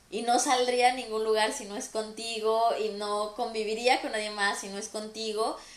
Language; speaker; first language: Spanish; native; Spanish